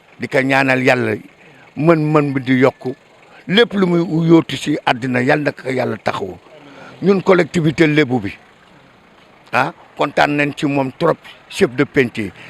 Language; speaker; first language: Wolof; native; Wolof